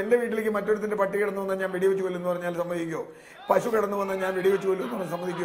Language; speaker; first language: Malayalam; native; Malayalam